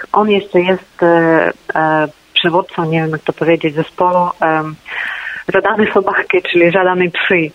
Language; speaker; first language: Polish; non-native, fluent; Ukrainian